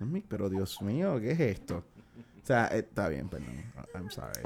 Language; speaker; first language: Spanish; native; Spanish